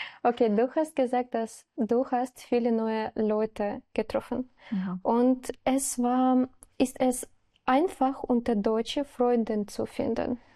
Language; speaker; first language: German; non-native, learner; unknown